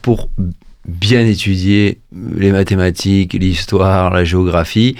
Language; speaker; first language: French; native; French